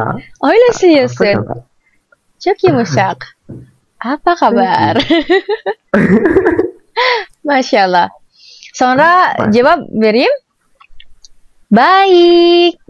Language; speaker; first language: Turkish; non-native, learner; Indonesian